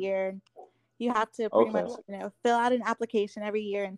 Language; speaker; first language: English; native; English